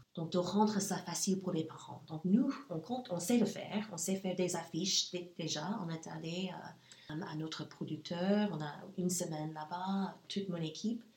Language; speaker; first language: French; non-native, fluent; English